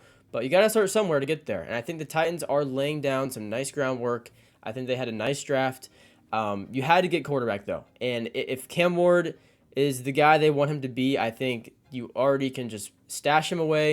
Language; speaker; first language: English; native; English